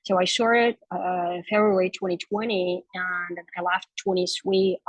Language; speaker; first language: English; non-native, fluent; Kazakh